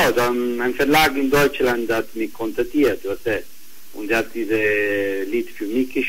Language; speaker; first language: German; non-native, learner; Italian